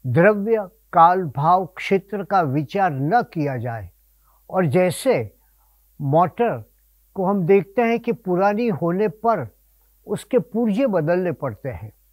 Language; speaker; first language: Hindi; non-native, local second language; Gujarati